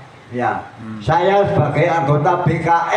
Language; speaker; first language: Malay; non-native, local second language; Javanese